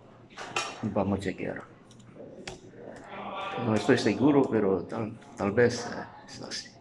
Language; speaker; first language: Spanish; non-native, fluent; Chinese